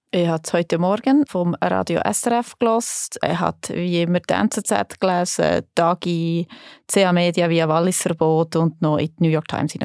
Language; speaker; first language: German; native; German